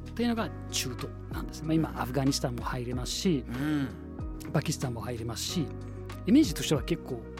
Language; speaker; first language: Japanese; non-native, fluent; Arabic